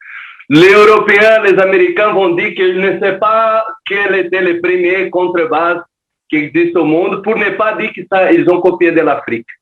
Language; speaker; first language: French; non-native, learner; Portuguese